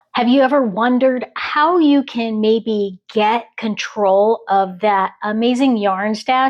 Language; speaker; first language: English; native; English